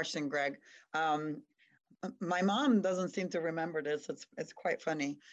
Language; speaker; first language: English; non-native, fluent; Hungarian